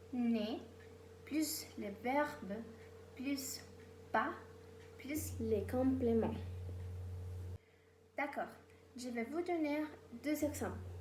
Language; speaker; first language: French; non-native, learner; Spanish